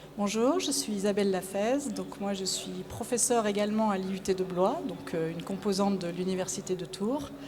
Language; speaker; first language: French; native; French